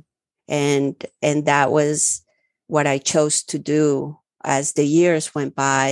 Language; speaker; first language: English; early bilingual, other home language; Spanish